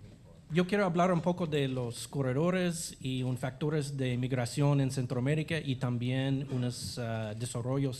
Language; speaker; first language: Spanish; non-native, fluent; English